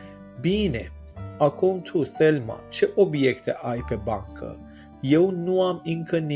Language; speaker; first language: Romanian; non-native, fluent; Persian